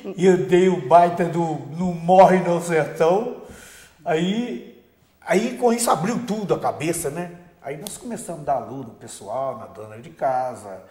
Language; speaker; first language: Portuguese; native; Portuguese